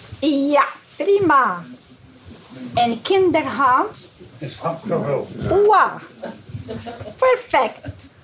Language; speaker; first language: Dutch; non-native, learner; Arabic